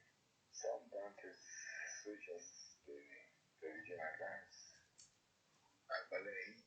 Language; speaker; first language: English; non-native, learner; Spanish